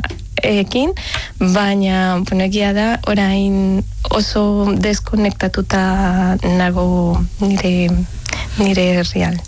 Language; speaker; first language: Basque; non-native, learner; Spanish